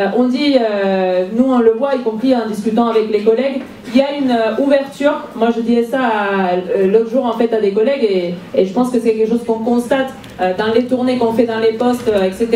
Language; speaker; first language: French; non-native, fluent; Spanish